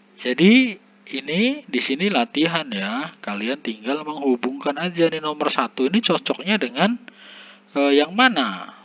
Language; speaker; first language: Indonesian; native; Indonesian